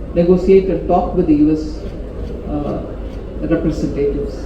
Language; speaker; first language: English; non-native, local second language; Tamil